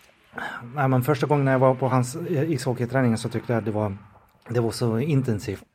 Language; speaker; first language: Swedish; non-native, fluent; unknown